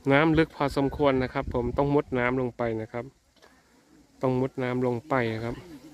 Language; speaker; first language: Thai; native; Thai